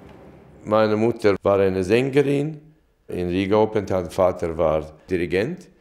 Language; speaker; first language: German; non-native, fluent; Latvian